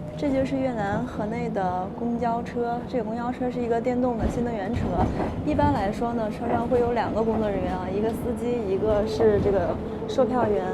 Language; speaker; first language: Chinese; native; Chinese